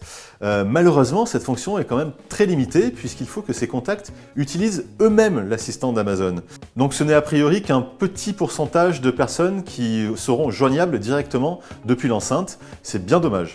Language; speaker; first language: French; native; French